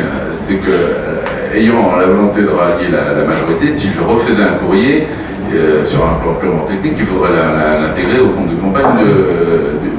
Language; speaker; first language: French; native; French